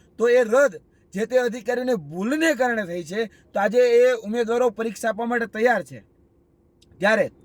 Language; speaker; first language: Gujarati; native; Gujarati